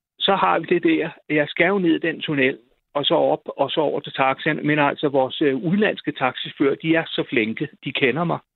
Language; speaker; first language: Danish; native; Danish